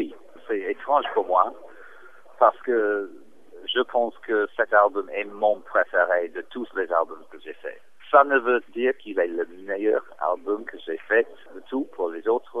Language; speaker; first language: French; non-native, fluent; English